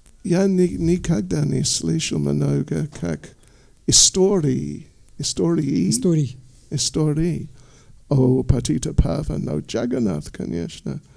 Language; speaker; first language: Russian; non-native, learner; English